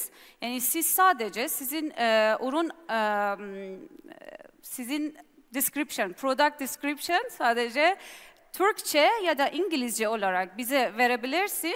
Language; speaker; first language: Turkish; non-native, learner; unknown